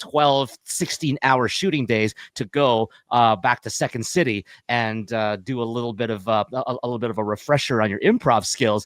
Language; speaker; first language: English; native; English